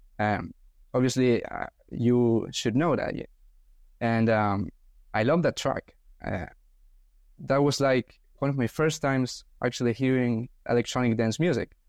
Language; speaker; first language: English; non-native, fluent; Spanish